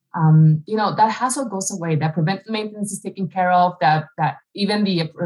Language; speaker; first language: English; non-native, fluent; Spanish